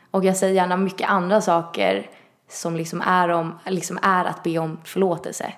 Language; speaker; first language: Swedish; early bilingual, other home language; Italian